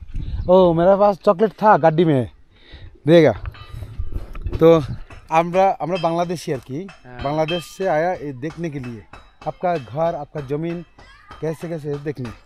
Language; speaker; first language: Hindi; non-native, learner; Bangla